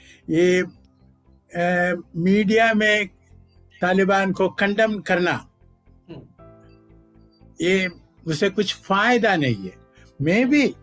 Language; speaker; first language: Hindi; non-native, local second language; Malayalam